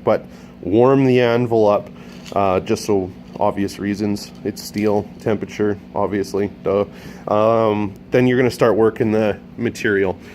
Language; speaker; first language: English; native; English